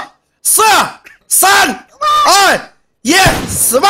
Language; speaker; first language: Chinese; native; Chinese